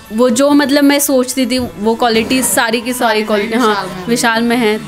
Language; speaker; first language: Hindi; non-native, local second language; Marathi